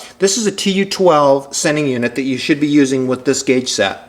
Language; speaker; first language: English; native; English